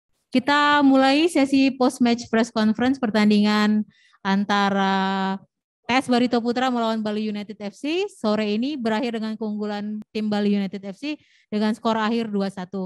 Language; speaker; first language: Indonesian; native; Indonesian